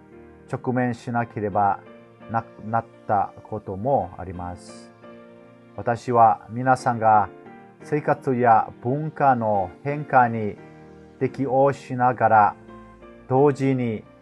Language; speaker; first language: Japanese; non-native, fluent; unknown